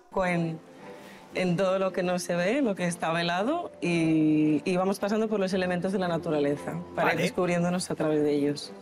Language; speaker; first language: Spanish; native; Spanish